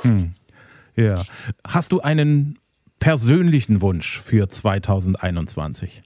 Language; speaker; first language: German; native; German